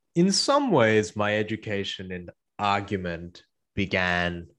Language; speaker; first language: English; early bilingual, other home language; Korean